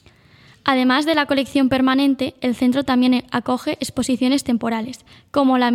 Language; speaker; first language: Spanish; native; Spanish